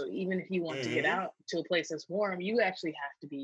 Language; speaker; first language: English; native; English